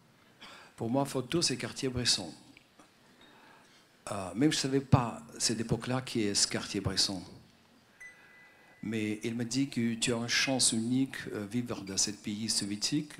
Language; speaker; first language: French; non-native, fluent; Russian